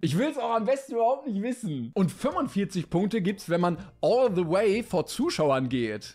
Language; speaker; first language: German; native; German